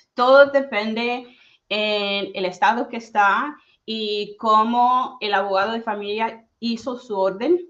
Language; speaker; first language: Spanish; early bilingual, heritage; Spanish